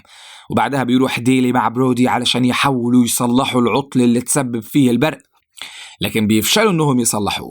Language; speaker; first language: Arabic; native; Arabic